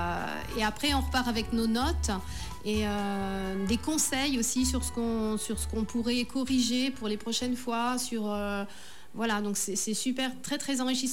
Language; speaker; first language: French; native; French